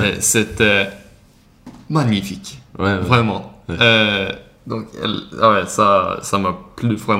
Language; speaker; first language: French; non-native, learner; Swedish